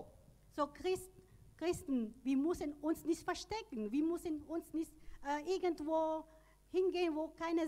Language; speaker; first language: German; non-native, learner; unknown